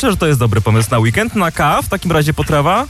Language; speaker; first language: Polish; native; Polish